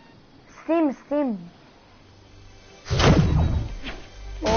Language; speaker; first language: Arabic; native; Arabic